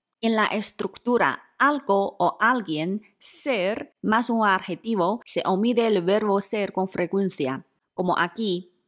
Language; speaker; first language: Spanish; non-native, fluent; Chinese